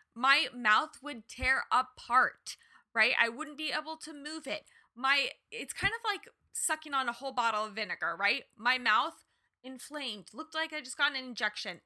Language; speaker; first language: English; native; English